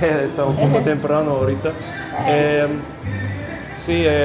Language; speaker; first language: Spanish; non-native, learner; English